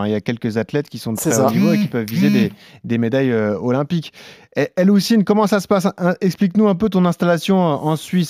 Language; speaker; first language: French; native; French